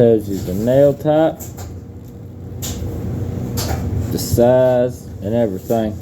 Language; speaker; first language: English; native; English